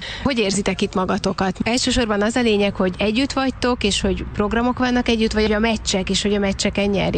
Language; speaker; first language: Hungarian; native; Hungarian